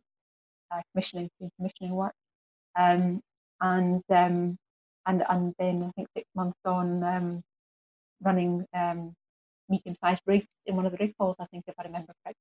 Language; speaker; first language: English; native; English